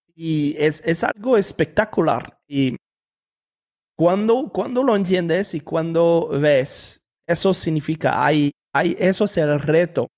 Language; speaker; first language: Spanish; non-native, fluent; French